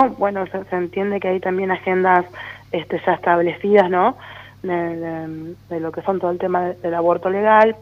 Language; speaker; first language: Spanish; native; Spanish